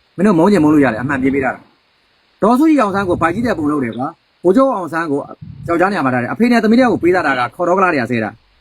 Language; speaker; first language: Burmese; native; Burmese